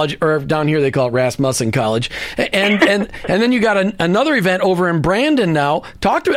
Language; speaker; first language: English; native; English